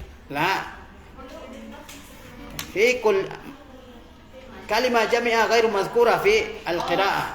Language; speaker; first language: Arabic; non-native, fluent; Indonesian